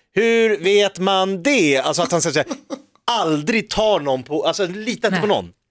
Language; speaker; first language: Swedish; native; Swedish